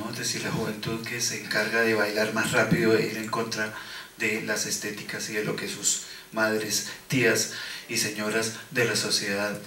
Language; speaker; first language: Spanish; native; Spanish